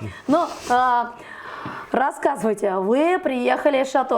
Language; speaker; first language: Russian; native; Russian